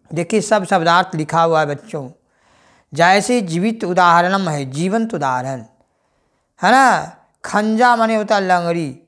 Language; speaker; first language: Hindi; native; Hindi